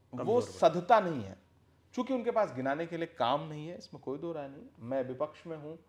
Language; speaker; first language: Hindi; native; Hindi